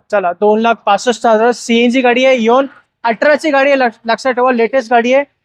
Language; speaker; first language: Marathi; native; Marathi